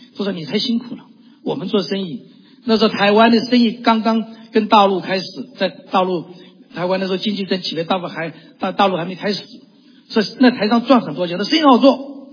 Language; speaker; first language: Chinese; native; Chinese